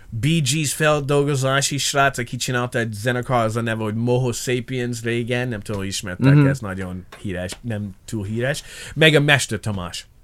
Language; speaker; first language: Hungarian; non-native, fluent; English